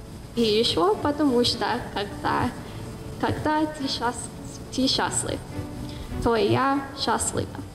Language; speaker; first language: Russian; non-native, learner; English